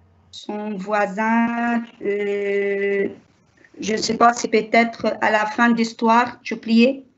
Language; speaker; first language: French; non-native, learner; Arabic